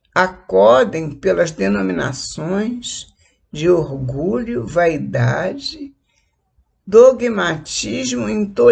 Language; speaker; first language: Portuguese; native; Portuguese